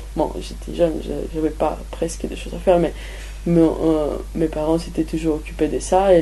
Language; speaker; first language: French; non-native, fluent; Spanish